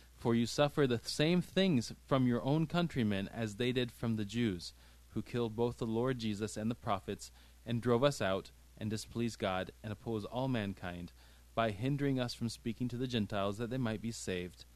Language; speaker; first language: English; native; English